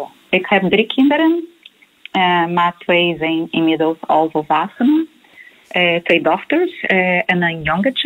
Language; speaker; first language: Dutch; non-native, local second language; Portuguese